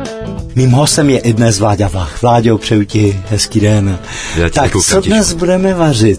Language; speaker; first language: Czech; native; Czech